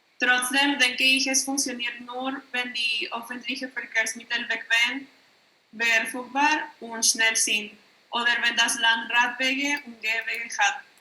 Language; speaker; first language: German; non-native, learner; Spanish